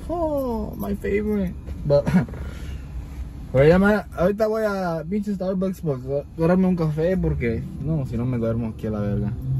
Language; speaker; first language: Spanish; early bilingual, heritage; Spanish